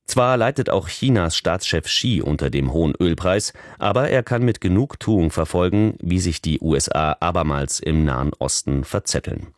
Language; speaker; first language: German; native; German